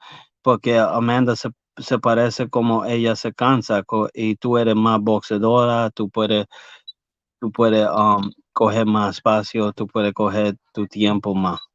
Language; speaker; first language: Spanish; early bilingual, heritage; English